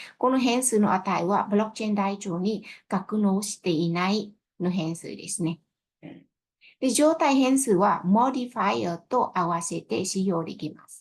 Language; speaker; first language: Japanese; non-native, fluent; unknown